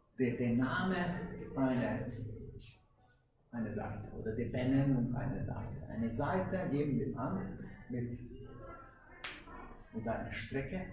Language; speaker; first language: German; non-native, fluent; Hungarian